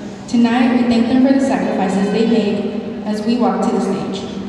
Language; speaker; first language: English; early bilingual, other home language; Spanish